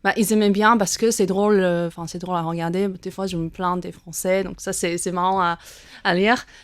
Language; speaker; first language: French; non-native, fluent; Chinese